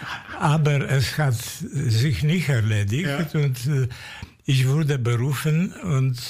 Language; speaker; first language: German; non-native, fluent; Polish